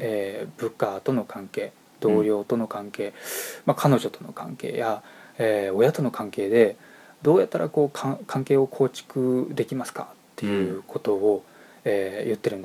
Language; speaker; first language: Japanese; native; Japanese